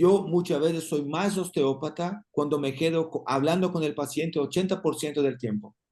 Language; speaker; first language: Spanish; non-native, fluent; Portuguese